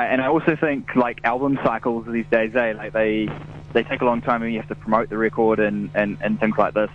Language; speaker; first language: English; native; English